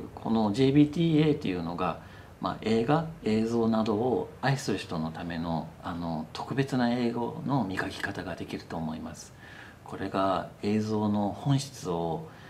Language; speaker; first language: Japanese; non-native, fluent; English